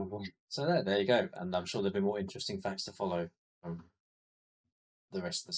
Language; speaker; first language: English; native; English